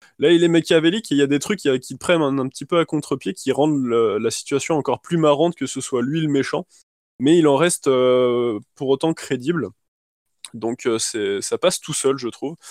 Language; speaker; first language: French; native; French